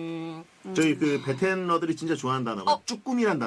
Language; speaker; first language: Korean; native; Korean